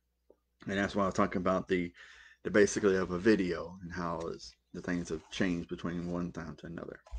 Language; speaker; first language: English; native; English